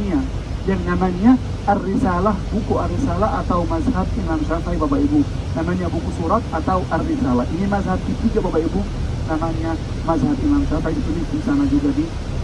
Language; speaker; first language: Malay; non-native, fluent; Arabic